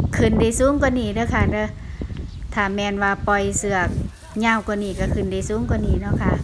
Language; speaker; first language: Thai; native; Thai